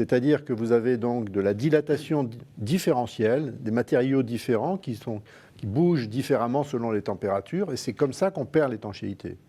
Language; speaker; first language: French; native; French